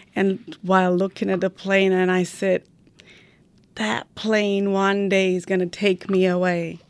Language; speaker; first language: English; non-native, fluent; Romanian